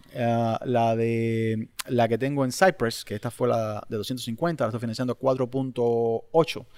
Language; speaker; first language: Spanish; native; Spanish